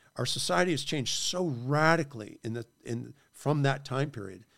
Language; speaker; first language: English; native; English